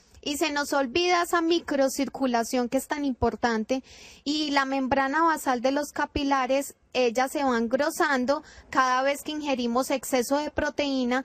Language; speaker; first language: Spanish; native; Spanish